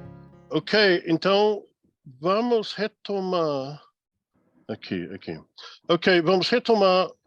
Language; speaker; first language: Portuguese; non-native, fluent; English